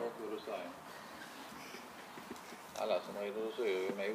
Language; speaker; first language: Swedish; native; Swedish